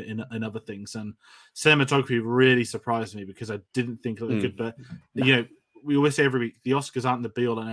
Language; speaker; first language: English; native; English